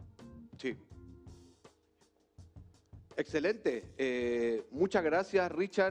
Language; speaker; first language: Spanish; native; Spanish